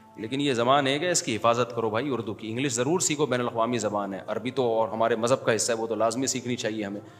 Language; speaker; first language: Urdu; native; Urdu